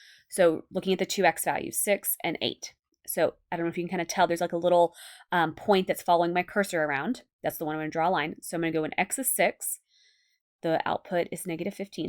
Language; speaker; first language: English; native; English